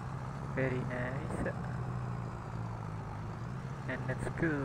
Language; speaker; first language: English; non-native, learner; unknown